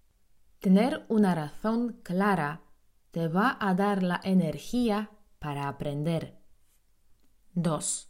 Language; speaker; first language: Spanish; non-native, fluent; Polish